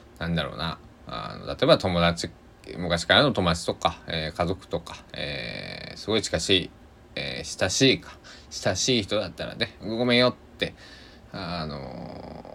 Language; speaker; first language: Japanese; native; Japanese